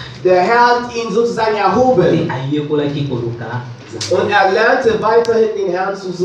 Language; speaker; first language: German; non-native, learner; French